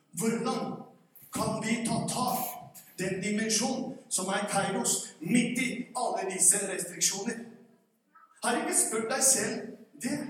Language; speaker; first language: Norwegian; non-native, fluent; Spanish